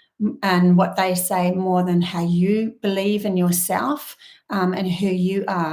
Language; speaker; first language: English; native; English